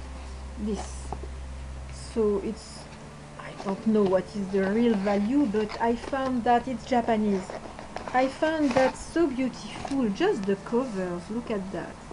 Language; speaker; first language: English; non-native, fluent; French